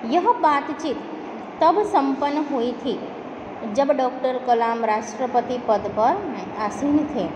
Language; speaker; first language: Hindi; non-native, local second language; Gujarati